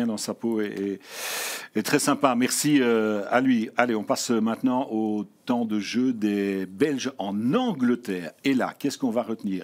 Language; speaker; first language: French; native; French